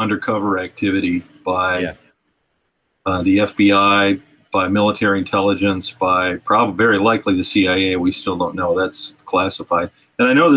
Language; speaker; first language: English; native; English